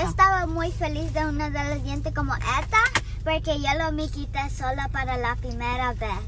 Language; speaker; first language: Spanish; early bilingual, heritage; Spanish